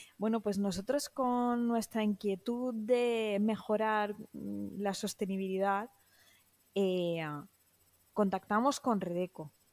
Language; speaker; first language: Spanish; native; Spanish